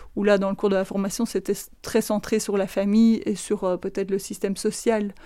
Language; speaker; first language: French; native; French